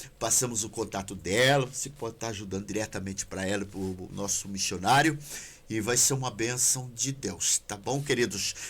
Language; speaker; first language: Portuguese; native; Portuguese